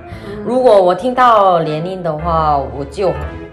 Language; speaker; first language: Chinese; non-native, learner; Korean